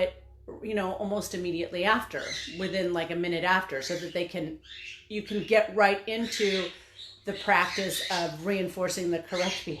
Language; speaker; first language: English; native; English